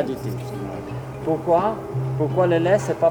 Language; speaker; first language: French; non-native, learner; Italian